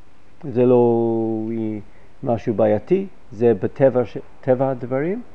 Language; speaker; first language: Hebrew; non-native, fluent; English